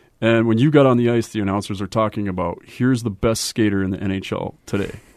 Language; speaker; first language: English; native; English